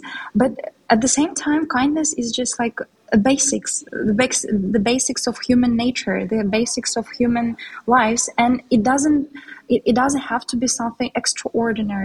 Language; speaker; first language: English; non-native, fluent; Tatar